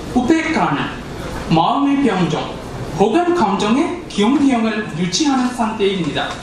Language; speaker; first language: Korean; non-native, fluent; Sinhala